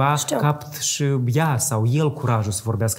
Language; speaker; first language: Romanian; native; Romanian